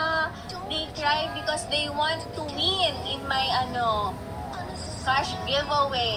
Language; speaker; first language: English; non-native, local second language; Filipino